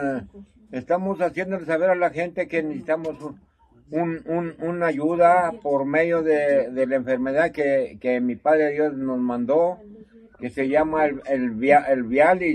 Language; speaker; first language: Spanish; native; Spanish